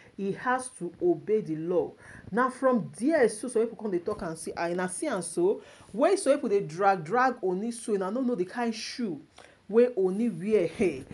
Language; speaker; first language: Nigerian Pidgin; non-native, local second language; Yoruba